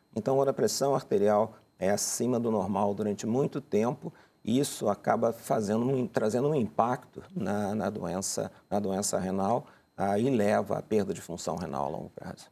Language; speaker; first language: Portuguese; native; Portuguese